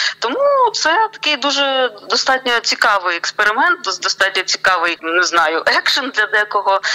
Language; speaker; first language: Ukrainian; non-native, local second language; Russian